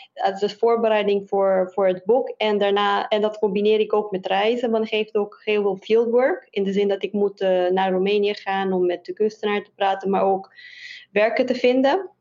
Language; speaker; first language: Dutch; non-native, fluent; Romanian